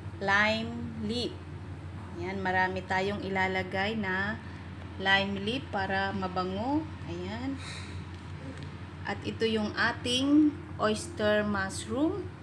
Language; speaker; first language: Filipino; native; Filipino